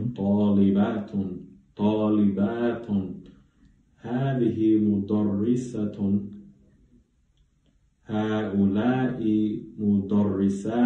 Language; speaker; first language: Arabic; non-native, learner; English